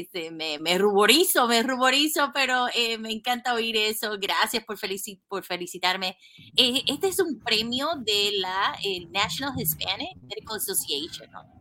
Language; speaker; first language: Spanish; native; Spanish